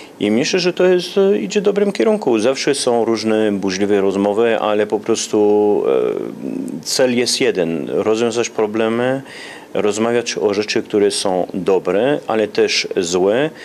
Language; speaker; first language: Polish; early bilingual, heritage; Polish